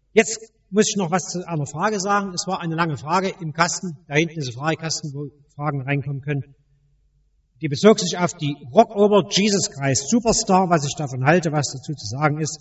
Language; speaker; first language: German; native; German